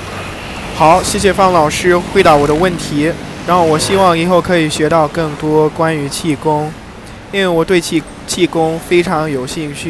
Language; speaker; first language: Chinese; non-native, learner; English